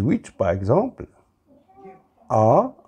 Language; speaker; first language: French; non-native, local second language; Arabic